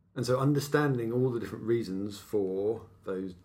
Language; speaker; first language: English; native; English